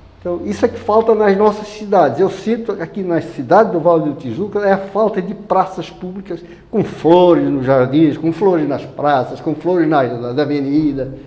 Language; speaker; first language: Portuguese; native; Portuguese